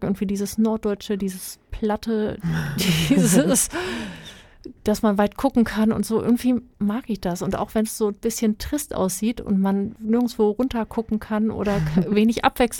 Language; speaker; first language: German; native; German